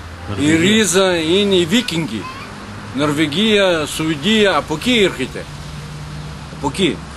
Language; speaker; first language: Greek; non-native, learner; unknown